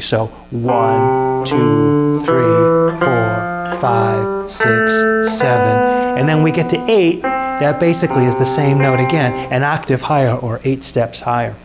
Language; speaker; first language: English; native; English